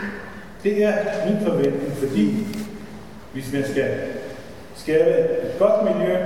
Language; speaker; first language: Danish; non-native, fluent; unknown